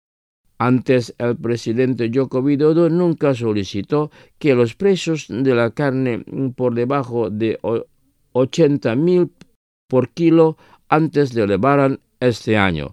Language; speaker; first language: Spanish; non-native, fluent; Indonesian